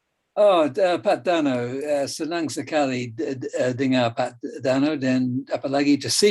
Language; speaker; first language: Indonesian; non-native, fluent; English